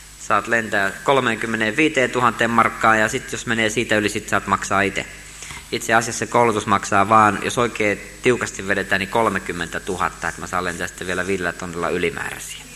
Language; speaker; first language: Finnish; native; Finnish